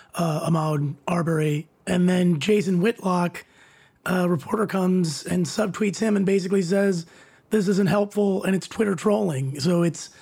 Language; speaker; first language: English; native; English